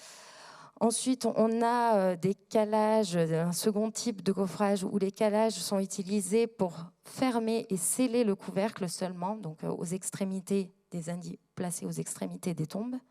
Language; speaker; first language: French; native; French